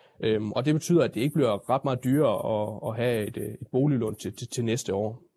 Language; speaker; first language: Danish; native; Danish